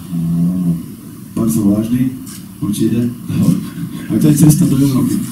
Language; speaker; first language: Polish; non-native, learner; Slovak